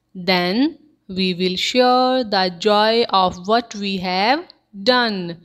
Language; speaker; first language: English; non-native, local second language; Punjabi